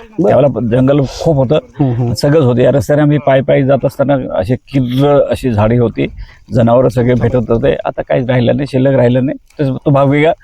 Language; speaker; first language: Marathi; non-native, local second language; Bhili